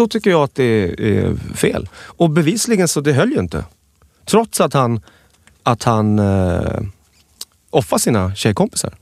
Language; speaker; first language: Swedish; native; Swedish